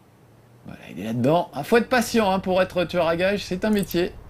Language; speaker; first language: French; native; French